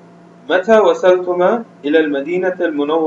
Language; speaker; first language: Arabic; non-native, learner; Urdu